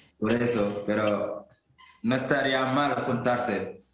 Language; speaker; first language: Spanish; non-native, fluent; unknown